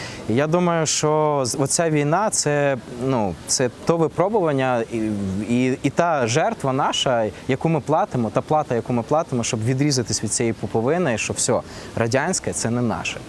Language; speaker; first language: Ukrainian; non-native, local second language; Russian